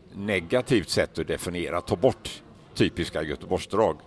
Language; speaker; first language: Swedish; native; Swedish